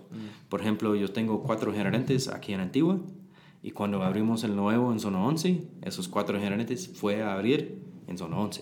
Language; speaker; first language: Spanish; non-native, learner; English